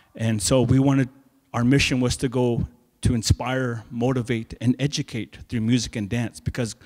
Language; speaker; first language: English; native; English